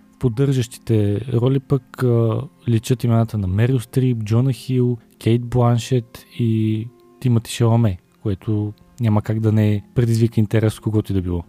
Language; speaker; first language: Bulgarian; native; Bulgarian